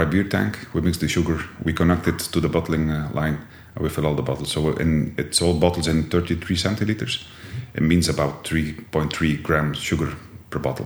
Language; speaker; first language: English; non-native, fluent; Dutch